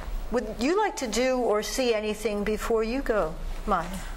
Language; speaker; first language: English; native; English